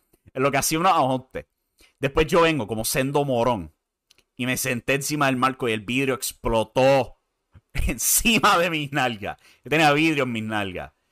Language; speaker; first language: Spanish; native; Spanish